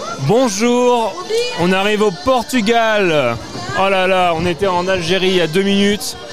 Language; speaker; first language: French; native; French